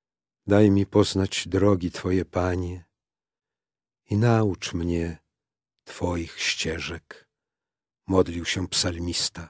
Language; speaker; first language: Polish; native; Polish